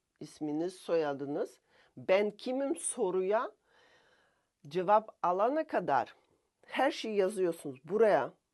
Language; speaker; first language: Turkish; non-native, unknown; Russian